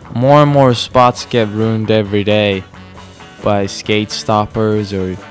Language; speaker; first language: English; non-native, fluent; Finnish